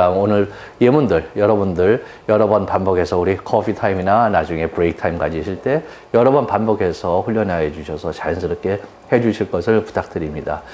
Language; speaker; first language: Korean; native; Korean